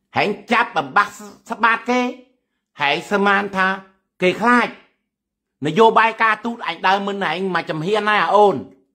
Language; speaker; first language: Khmer; native; Khmer